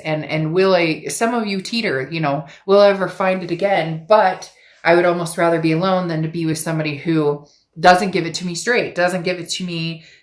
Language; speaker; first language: English; native; English